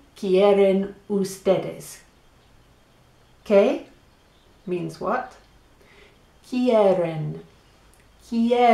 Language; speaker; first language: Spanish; non-native, fluent; English